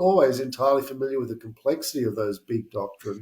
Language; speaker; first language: English; native; English